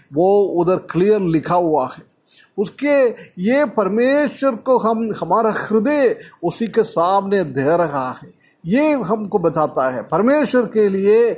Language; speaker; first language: Hindi; non-native, local second language; Malayalam